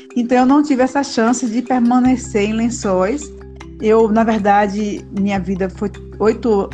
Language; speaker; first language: Portuguese; native; Portuguese